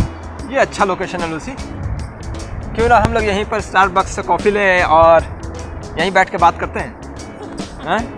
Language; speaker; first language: Hindi; native; Hindi